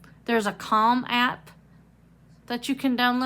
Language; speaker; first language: English; native; English